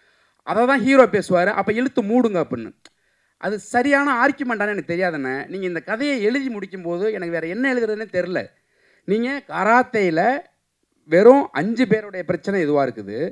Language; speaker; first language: Tamil; native; Tamil